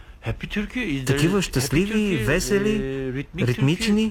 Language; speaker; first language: Bulgarian; non-native, fluent; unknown